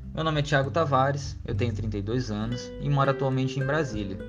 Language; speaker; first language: Portuguese; native; Portuguese